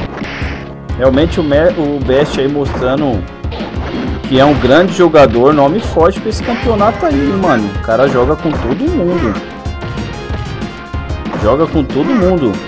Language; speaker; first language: Portuguese; native; Portuguese